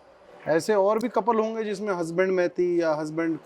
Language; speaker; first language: Hindi; native; Hindi